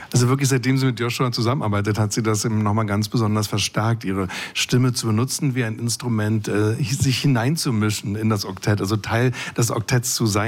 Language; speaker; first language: German; native; German